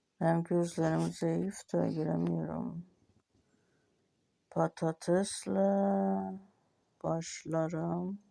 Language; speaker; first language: Turkish; non-native, learner; Azerbaijani